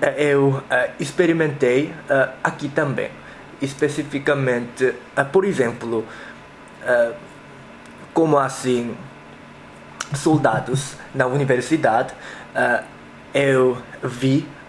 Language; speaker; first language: Portuguese; non-native, learner; Korean